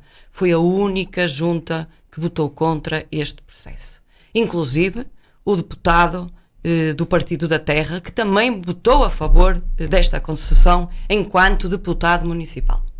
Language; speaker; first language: Portuguese; native; Portuguese